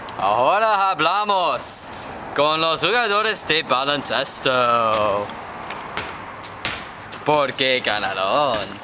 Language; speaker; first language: Spanish; non-native, learner; English